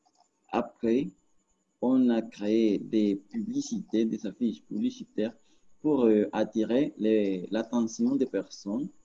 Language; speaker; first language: French; non-native, learner; Spanish